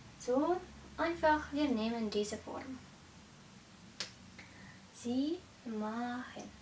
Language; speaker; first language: German; non-native, fluent; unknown